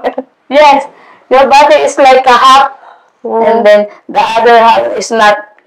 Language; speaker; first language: English; non-native, learner; Indonesian